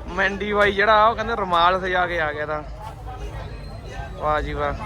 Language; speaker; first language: Punjabi; native; Punjabi